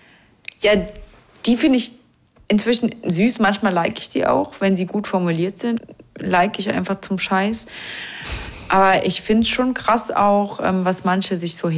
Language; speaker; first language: German; native; German